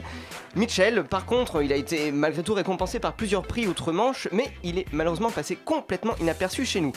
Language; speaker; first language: French; native; French